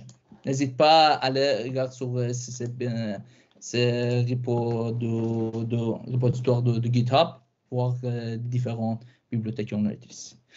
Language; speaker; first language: French; non-native, fluent; Persian